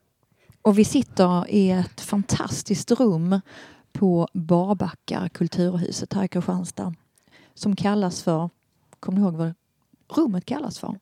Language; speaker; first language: Swedish; native; Swedish